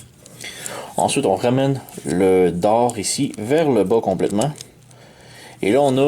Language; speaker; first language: French; native; French